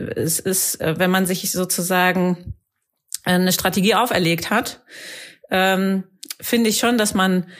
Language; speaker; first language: German; native; German